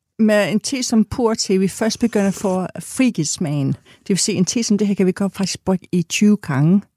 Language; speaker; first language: Danish; non-native, fluent; English